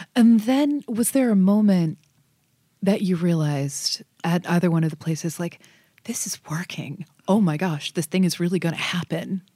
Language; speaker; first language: English; native; English